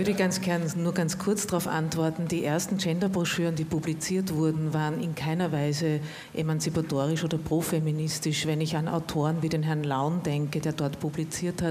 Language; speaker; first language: German; native; German